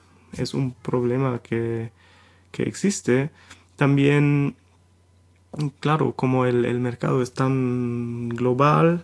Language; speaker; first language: Spanish; non-native, fluent; German